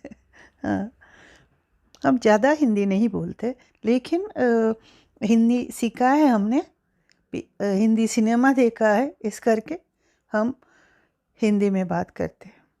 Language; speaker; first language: Hindi; non-native, local second language; Tulu